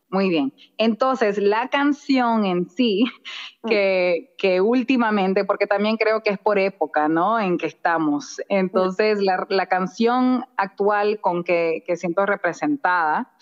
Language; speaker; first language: Spanish; early bilingual, other home language; English